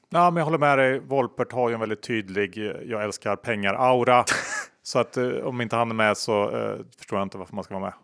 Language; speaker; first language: Swedish; native; Swedish